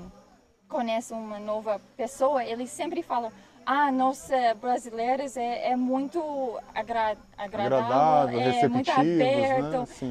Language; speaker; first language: Portuguese; non-native, learner; English